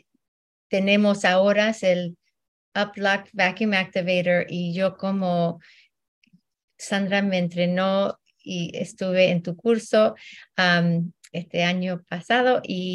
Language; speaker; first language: Spanish; early bilingual, heritage; Spanish